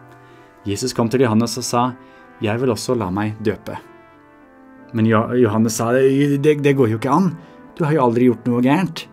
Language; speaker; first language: Norwegian; native; Norwegian